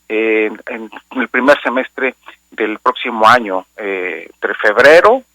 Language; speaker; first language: Spanish; native; Spanish